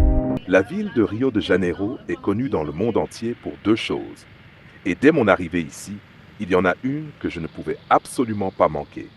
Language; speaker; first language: French; native; French